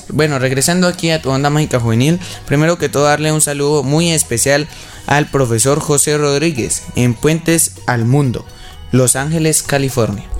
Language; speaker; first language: Spanish; native; Spanish